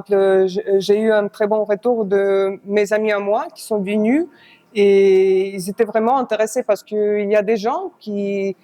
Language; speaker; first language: French; non-native, fluent; Russian